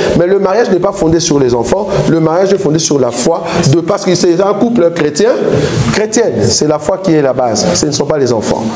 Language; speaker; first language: French; non-native, local second language; Lingala